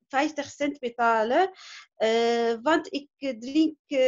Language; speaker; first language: Dutch; non-native, learner; Arabic